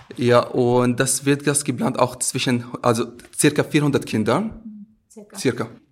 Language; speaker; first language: German; non-native, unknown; Arabic